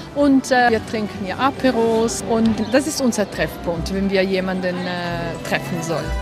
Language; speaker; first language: German; non-native, local second language; Italian